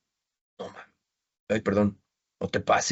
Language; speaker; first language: Spanish; native; Spanish